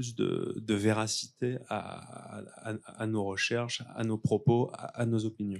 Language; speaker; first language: French; native; French